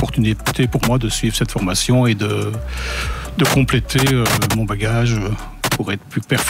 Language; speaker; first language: French; native; French